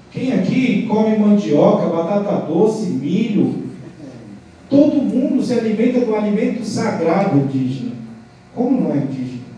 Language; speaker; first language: Portuguese; non-native, local second language; Guarani